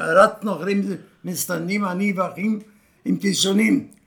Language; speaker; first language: Hebrew; non-native, fluent; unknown